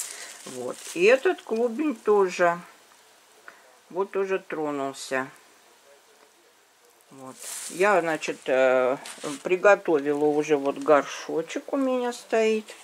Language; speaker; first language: Russian; native; Russian